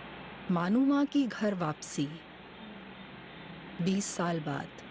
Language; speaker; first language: Hindi; native; Hindi